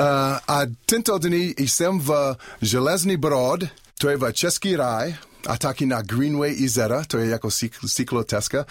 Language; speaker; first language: Czech; non-native, learner; English